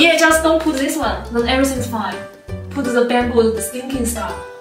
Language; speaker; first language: English; non-native, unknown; Chinese